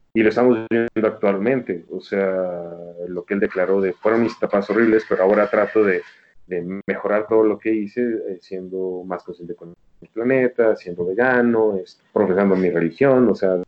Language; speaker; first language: Spanish; native; Spanish